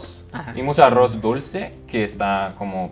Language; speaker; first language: Spanish; non-native, fluent; English